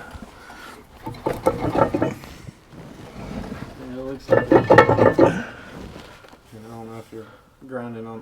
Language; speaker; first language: English; native; English